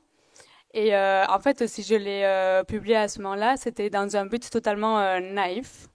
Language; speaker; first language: French; native; French